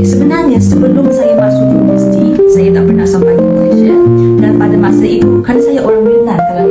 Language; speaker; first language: Indonesian; non-native, fluent; Chinese